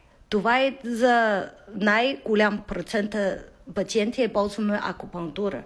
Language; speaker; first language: Bulgarian; non-native, learner; Chinese